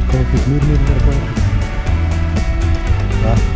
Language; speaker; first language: Spanish; native; Spanish